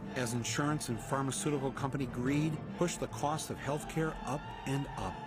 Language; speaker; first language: English; native; English